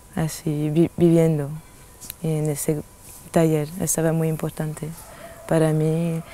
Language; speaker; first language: Spanish; non-native, fluent; French